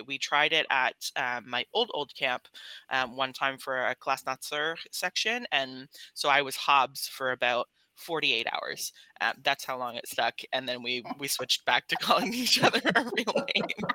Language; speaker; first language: English; native; English